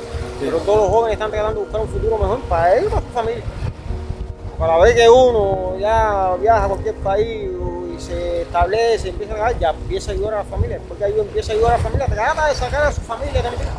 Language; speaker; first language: Spanish; native; Spanish